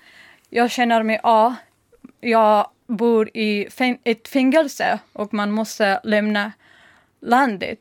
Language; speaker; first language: Swedish; non-native, learner; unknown